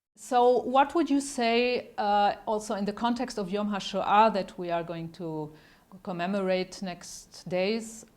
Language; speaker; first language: English; non-native, fluent; German